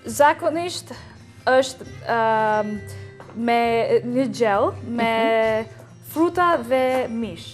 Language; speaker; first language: Albanian; non-native, learner; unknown